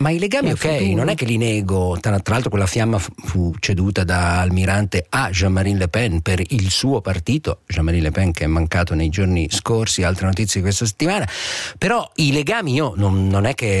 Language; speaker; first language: Italian; native; Italian